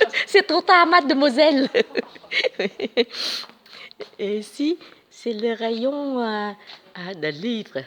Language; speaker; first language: French; non-native, learner; Vietnamese